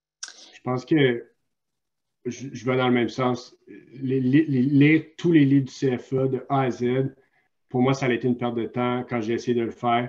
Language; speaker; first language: French; native; French